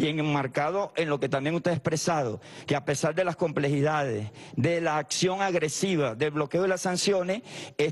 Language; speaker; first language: Spanish; native; Spanish